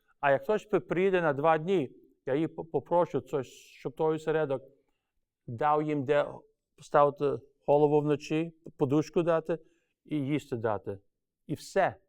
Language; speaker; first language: Ukrainian; early bilingual, heritage; Ukrainian